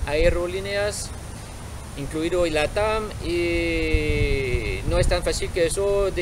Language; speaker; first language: Spanish; non-native, fluent; French